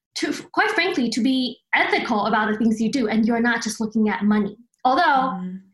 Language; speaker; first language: English; early bilingual, other home language; Chinese